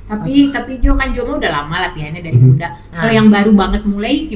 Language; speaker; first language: Indonesian; native; Indonesian